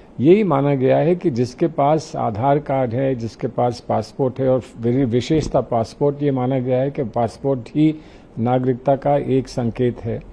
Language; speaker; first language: Hindi; native; Hindi